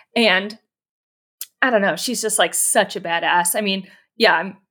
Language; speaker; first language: English; native; English